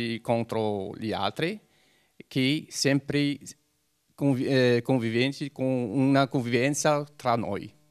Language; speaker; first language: Italian; non-native, learner; Arabic